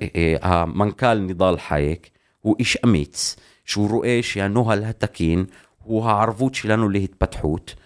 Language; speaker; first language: Hebrew; non-native, local second language; Arabic